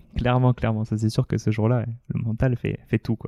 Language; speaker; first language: French; native; French